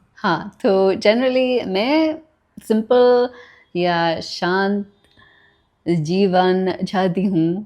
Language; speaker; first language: Hindi; non-native, learner; English